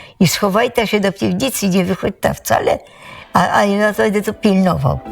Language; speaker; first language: Polish; native; Polish